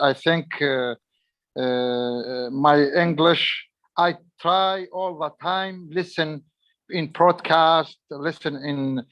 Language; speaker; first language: English; non-native, learner; Arabic